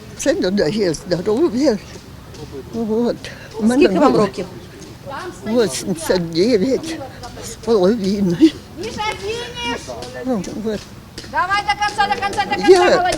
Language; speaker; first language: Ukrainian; non-native, local second language; Russian